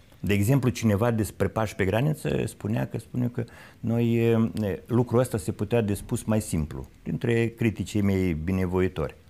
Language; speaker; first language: Romanian; native; Romanian